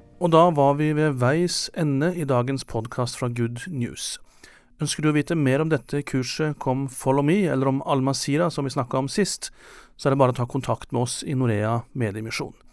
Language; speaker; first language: Norwegian; native; Norwegian